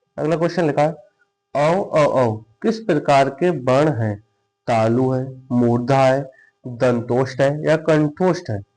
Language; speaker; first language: Hindi; native; Hindi